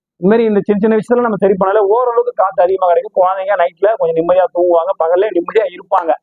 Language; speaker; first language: Tamil; native; Tamil